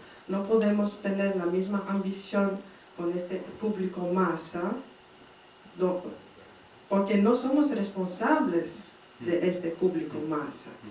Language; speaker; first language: Spanish; non-native, fluent; French